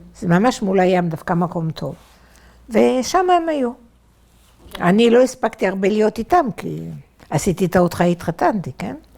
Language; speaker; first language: Hebrew; non-native, fluent; French